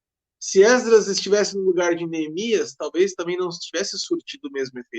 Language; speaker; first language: Portuguese; native; Portuguese